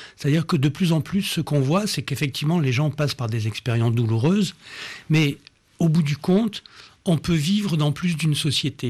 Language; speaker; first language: French; native; French